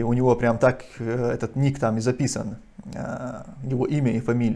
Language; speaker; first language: Russian; non-native, local second language; Chechen